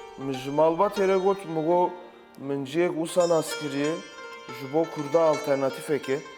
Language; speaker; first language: Kurdish; non-native, local second language; Turkish